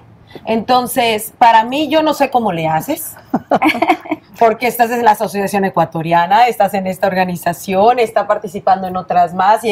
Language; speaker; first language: Spanish; native; Spanish